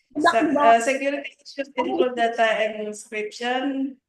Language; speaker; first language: English; non-native, learner; Indonesian